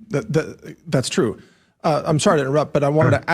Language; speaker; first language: English; native; English